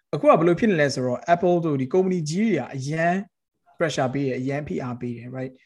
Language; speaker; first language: Burmese; native; Burmese